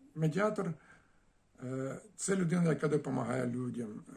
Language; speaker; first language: Ukrainian; native; Ukrainian